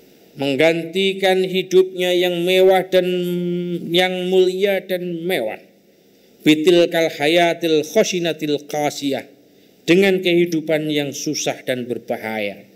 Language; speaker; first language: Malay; non-native, local second language; Javanese